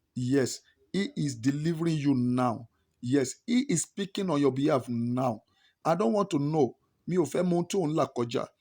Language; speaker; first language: English; non-native, local second language; Yoruba